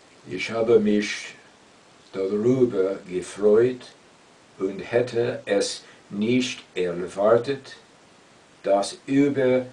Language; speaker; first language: German; non-native, fluent; English